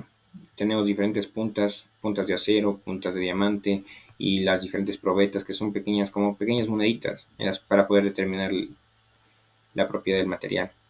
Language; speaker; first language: Spanish; native; Spanish